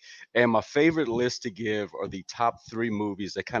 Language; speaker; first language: English; native; English